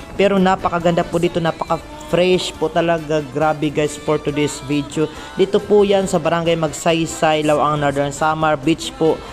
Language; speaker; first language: Filipino; non-native, local second language; Waray